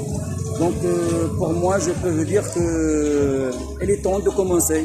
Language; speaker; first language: French; non-native, local second language; Arabic